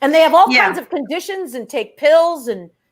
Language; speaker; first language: English; native; English